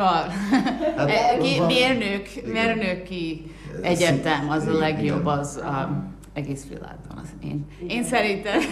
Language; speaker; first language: Hungarian; early bilingual, heritage; English